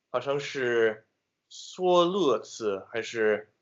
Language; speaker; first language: Chinese; non-native, fluent; English